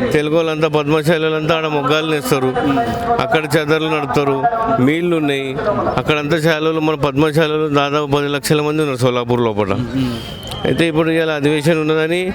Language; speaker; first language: Telugu; native; Telugu